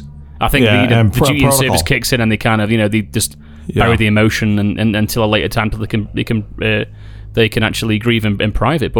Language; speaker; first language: English; native; English